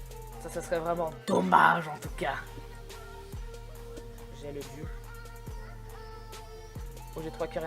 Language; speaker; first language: French; native; French